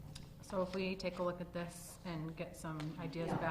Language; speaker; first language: English; native; English